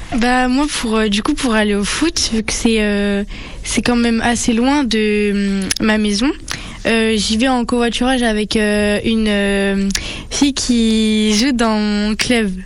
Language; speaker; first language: French; native; French